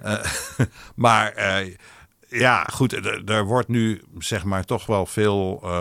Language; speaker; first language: Dutch; non-native, local second language; Hebrew